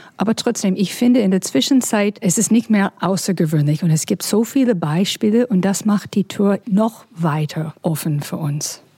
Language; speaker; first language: German; non-native, fluent; English